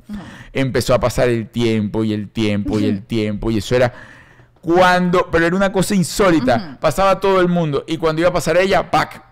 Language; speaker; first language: Spanish; native; Spanish